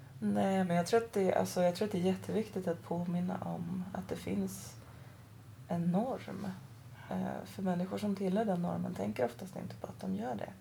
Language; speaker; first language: Swedish; early bilingual, other home language; Persian